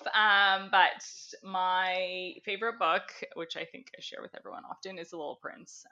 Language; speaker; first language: English; native; English